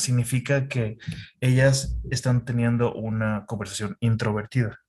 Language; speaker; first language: Spanish; non-native, fluent; English